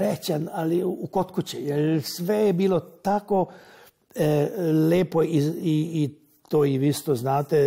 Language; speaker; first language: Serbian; non-native, local second language; Hungarian